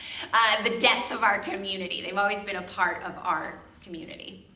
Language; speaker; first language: English; native; English